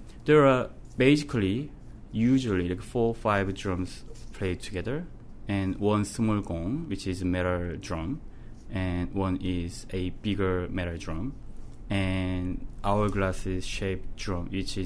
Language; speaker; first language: English; non-native, fluent; Korean